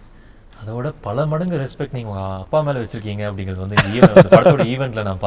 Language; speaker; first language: Tamil; native; Tamil